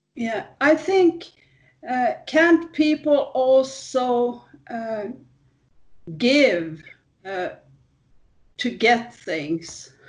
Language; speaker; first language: English; non-native, fluent; Swedish